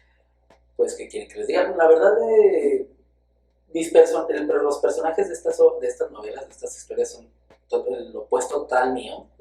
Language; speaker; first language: Spanish; native; Spanish